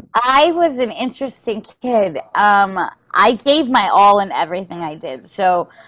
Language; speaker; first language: English; native; English